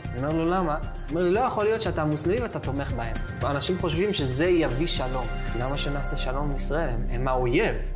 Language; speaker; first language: Hebrew; native; Hebrew